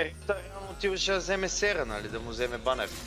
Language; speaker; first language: Bulgarian; native; Bulgarian